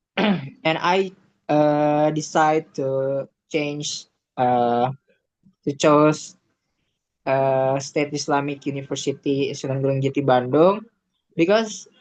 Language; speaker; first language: English; non-native, learner; Indonesian